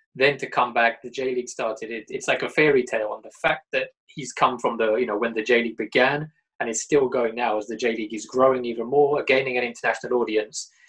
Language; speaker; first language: English; native; English